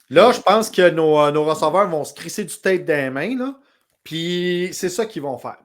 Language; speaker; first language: French; native; French